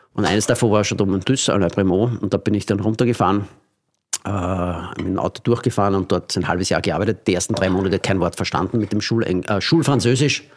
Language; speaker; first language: German; native; German